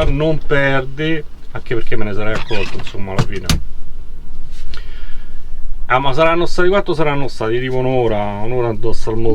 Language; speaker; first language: Italian; native; Italian